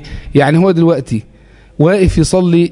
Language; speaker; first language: Arabic; native; Arabic